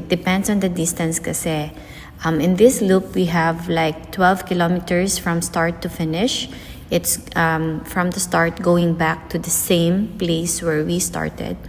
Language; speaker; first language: English; non-native, local second language; Filipino